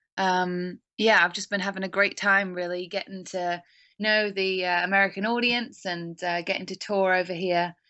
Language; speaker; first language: English; native; English